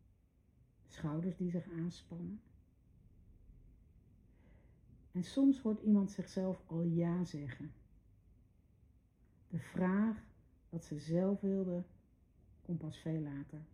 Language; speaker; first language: Dutch; native; Dutch